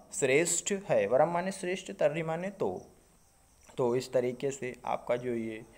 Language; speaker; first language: Hindi; native; Hindi